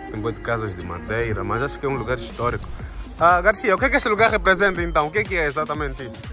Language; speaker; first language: Portuguese; native; Portuguese